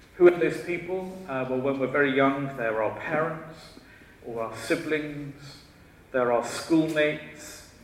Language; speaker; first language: English; native; English